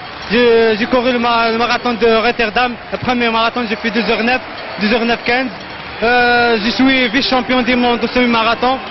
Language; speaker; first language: French; non-native, local second language; Arabic